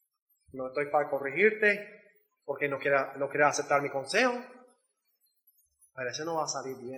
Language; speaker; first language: Spanish; non-native, learner; English